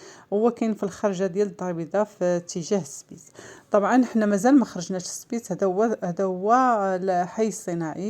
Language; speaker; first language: Arabic; native; Arabic